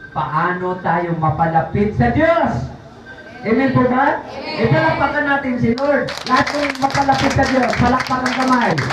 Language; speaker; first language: Filipino; non-native, local second language; Cebuano